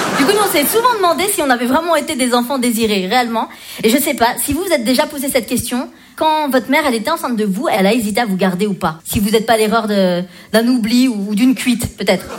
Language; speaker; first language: French; early bilingual, other home language; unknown